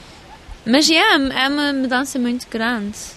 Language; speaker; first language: Portuguese; early bilingual, heritage; English